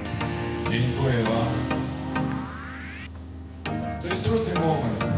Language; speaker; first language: Polish; non-native, fluent; Ukrainian